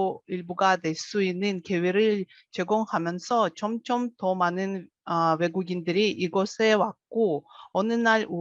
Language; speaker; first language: Korean; non-native, fluent; Russian